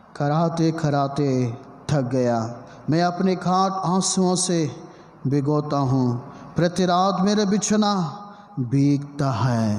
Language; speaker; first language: Hindi; non-native, local second language; Telugu